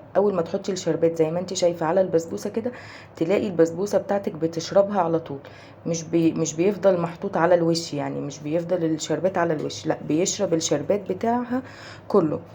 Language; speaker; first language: Arabic; native; Arabic